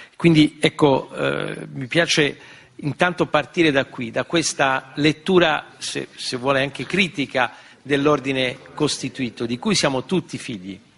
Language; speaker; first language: Italian; native; Italian